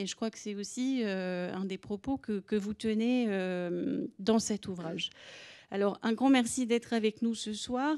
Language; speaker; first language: French; native; French